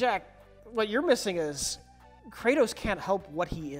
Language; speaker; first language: English; native; English